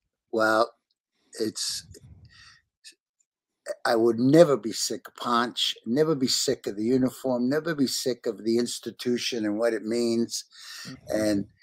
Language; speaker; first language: English; early bilingual, other home language; Spanish